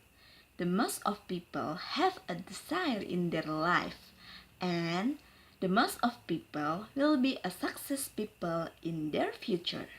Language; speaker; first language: English; non-native, learner; Indonesian